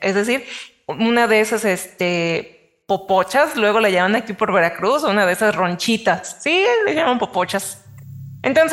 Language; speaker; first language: Spanish; native; Spanish